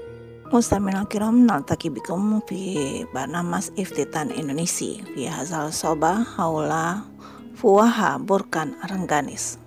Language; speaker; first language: Arabic; non-native, learner; Indonesian